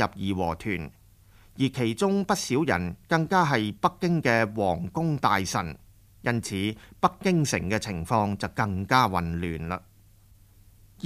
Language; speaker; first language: Chinese; non-native, local second language; Cantonese